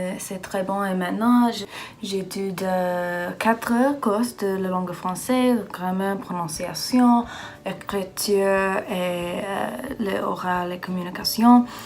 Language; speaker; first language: French; non-native, learner; English